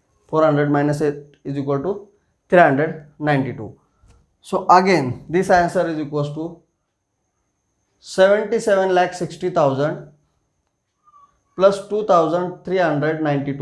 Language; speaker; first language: English; non-native, local second language; Marathi